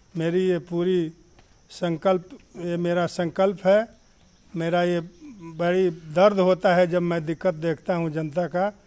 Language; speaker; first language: Hindi; non-native, local second language; Bhojpuri